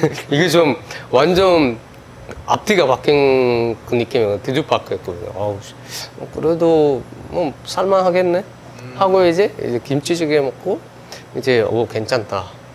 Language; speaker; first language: Korean; non-native, fluent; Sinhala